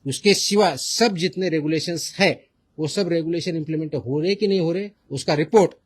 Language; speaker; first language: Hindi; non-native, local second language; Marathi